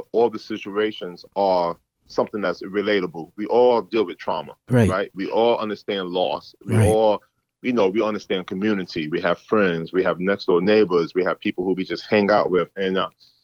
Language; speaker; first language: English; native; English